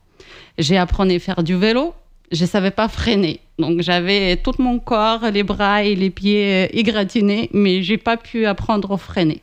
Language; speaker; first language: French; non-native, fluent; Ukrainian